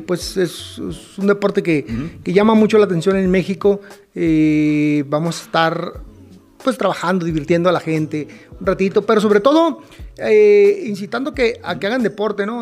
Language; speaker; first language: Spanish; native; Spanish